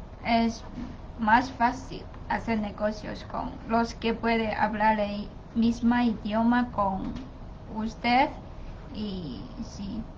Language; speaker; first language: Spanish; non-native, learner; Chinese